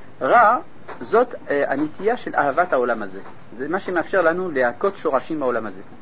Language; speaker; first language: Hebrew; non-native, fluent; French